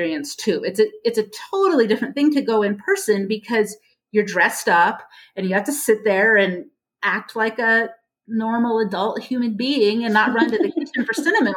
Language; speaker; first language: English; native; English